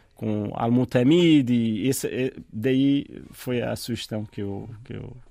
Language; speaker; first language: Portuguese; non-native, fluent; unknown